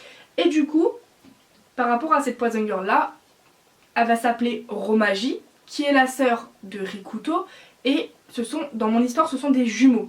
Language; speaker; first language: French; native; French